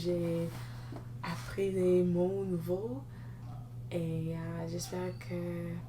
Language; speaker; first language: French; non-native, learner; English